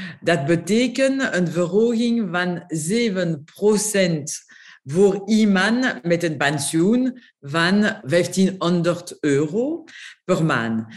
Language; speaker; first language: Dutch; non-native, local second language; French